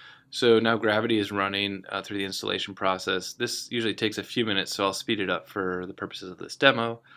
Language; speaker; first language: English; native; English